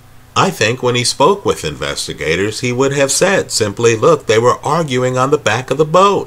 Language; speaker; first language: English; native; English